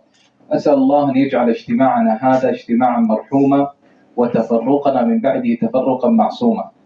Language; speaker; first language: Arabic; native; Arabic